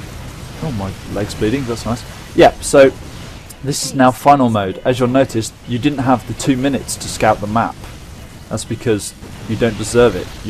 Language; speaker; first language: English; native; English